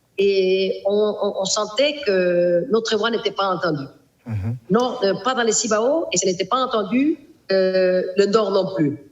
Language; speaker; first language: French; non-native, fluent; Spanish